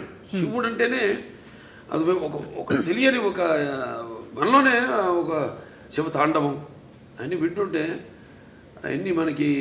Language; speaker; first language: Telugu; native; Telugu